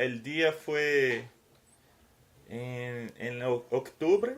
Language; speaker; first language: Spanish; non-native, learner; Portuguese